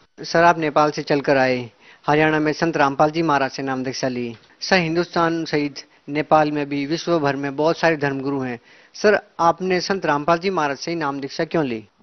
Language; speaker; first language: Hindi; native; Hindi